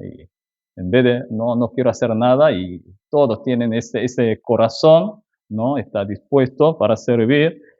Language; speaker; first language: Spanish; non-native, fluent; Korean